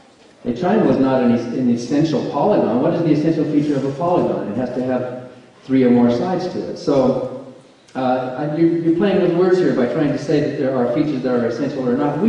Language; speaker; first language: English; native; English